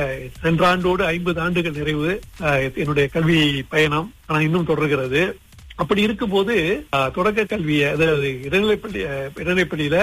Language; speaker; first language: Tamil; early bilingual, heritage; Tamil